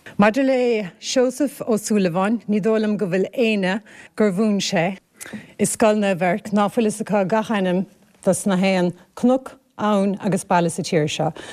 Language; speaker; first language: Irish; native; Irish